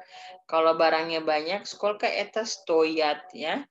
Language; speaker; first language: Indonesian; native; Indonesian